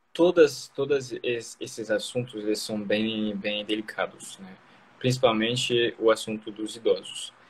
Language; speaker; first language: Portuguese; non-native, fluent; French